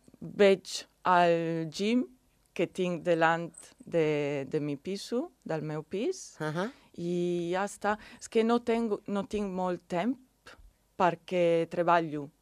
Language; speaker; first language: Catalan; non-native, learner; Italian